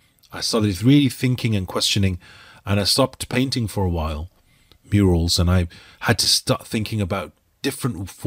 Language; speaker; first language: English; native; English